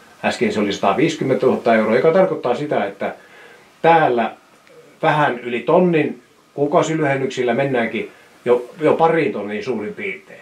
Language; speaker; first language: Finnish; native; Finnish